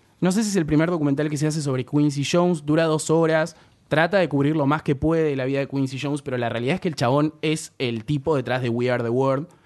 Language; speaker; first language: Spanish; native; Spanish